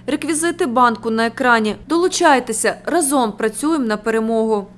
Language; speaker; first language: Ukrainian; native; Ukrainian